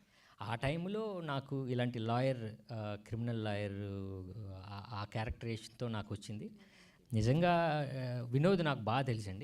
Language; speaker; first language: Telugu; native; Telugu